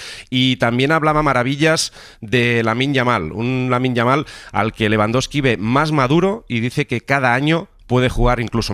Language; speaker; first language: Spanish; native; Spanish